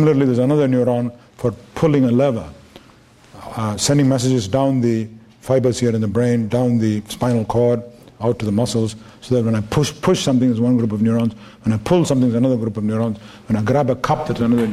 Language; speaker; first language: English; non-native, local second language; Tamil